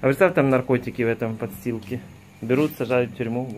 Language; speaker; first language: Russian; native; Russian